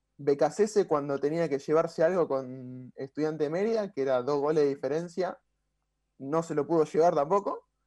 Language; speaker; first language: Spanish; native; Spanish